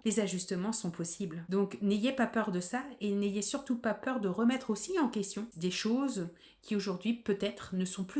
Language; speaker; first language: French; native; French